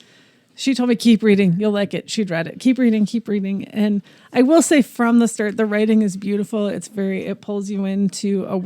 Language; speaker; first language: English; native; English